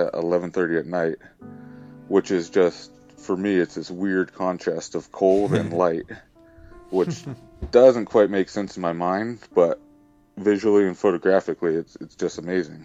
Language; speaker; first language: English; native; English